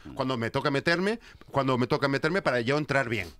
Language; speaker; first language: Spanish; native; Spanish